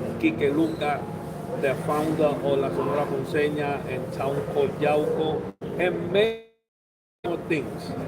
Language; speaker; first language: English; non-native, learner; Spanish